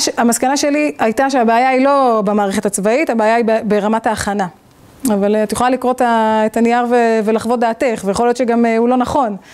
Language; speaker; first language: Hebrew; native; Hebrew